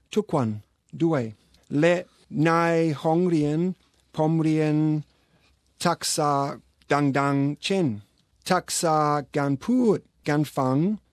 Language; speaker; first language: Thai; non-native, learner; English